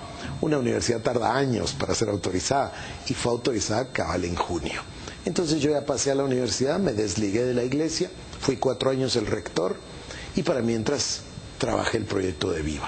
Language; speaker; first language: Spanish; native; Spanish